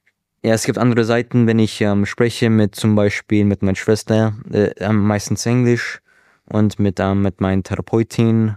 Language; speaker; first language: German; non-native, learner; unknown